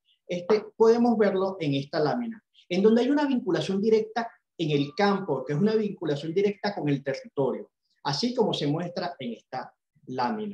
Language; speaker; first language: Spanish; native; Spanish